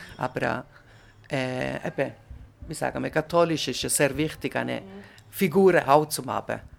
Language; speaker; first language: German; non-native, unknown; Italian